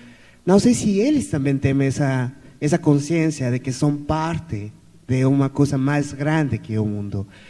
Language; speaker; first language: Portuguese; non-native, fluent; Spanish